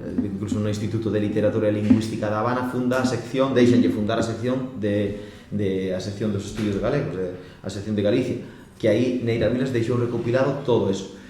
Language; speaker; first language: Galician; native; Galician